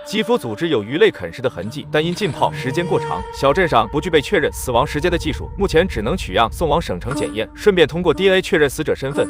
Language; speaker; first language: Chinese; native; Chinese